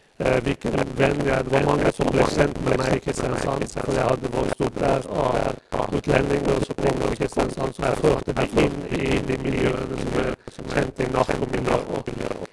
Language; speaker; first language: Norwegian; non-native, fluent; Persian